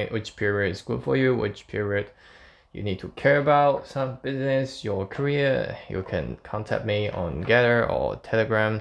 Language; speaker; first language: English; non-native, fluent; Chinese